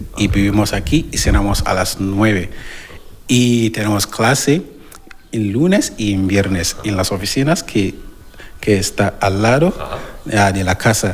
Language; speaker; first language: Spanish; non-native, learner; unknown